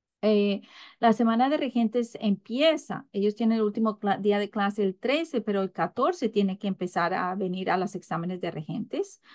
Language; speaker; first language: Spanish; early bilingual, heritage; English